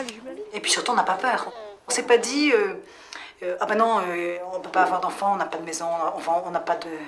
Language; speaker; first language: French; native; French